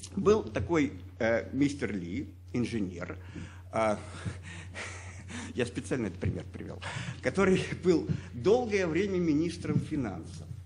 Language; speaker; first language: Russian; native; Russian